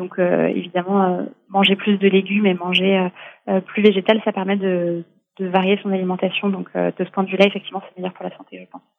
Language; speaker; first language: French; native; French